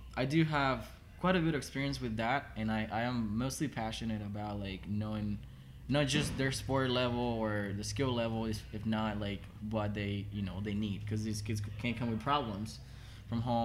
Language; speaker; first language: English; non-native, fluent; Spanish